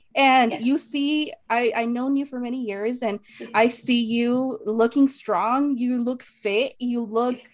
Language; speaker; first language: English; native; English